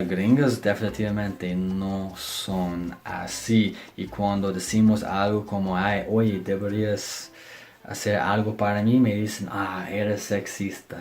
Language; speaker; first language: Spanish; non-native, fluent; English